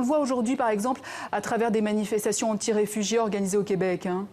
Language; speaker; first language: French; native; French